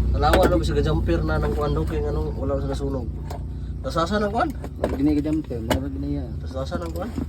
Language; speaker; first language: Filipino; non-native, local second language; Cebuano